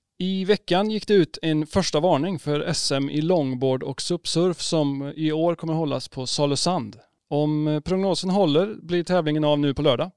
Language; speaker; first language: Swedish; native; Swedish